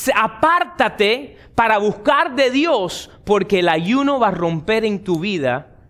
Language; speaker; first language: Spanish; early bilingual, heritage; Spanish